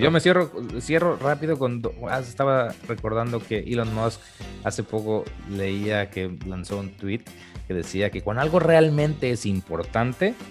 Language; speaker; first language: Spanish; native; Spanish